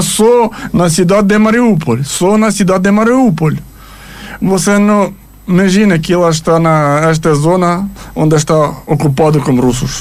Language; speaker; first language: Portuguese; non-native, learner; Ukrainian